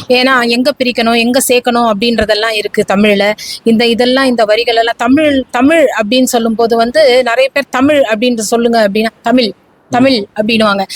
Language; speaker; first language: Tamil; non-native, local second language; Telugu